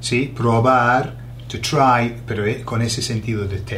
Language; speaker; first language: Spanish; non-native, fluent; English